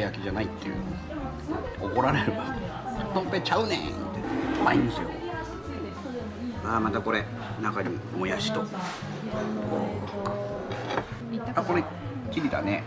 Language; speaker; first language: Japanese; native; Japanese